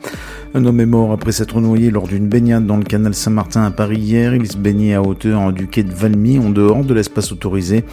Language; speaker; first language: French; native; French